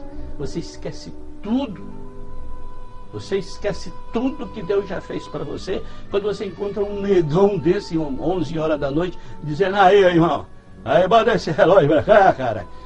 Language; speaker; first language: Portuguese; native; Portuguese